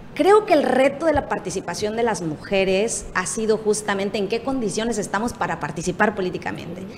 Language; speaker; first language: Spanish; native; Spanish